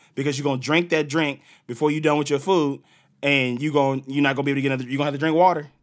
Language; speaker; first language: English; native; English